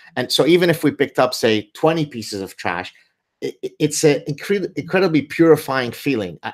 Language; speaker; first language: English; early bilingual, other home language; Arabic